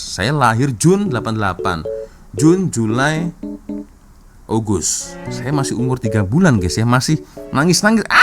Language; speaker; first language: Indonesian; native; Indonesian